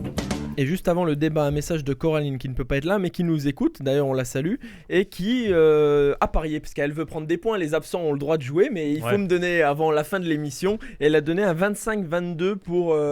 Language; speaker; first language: French; native; French